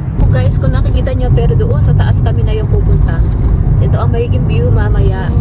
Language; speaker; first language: Filipino; native; Filipino